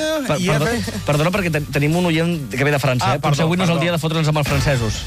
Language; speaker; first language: Catalan; native; Catalan